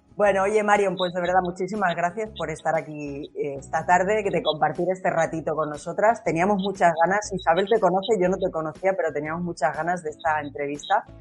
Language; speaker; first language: Spanish; native; Spanish